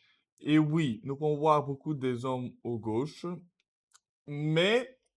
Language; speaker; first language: French; non-native, learner; Russian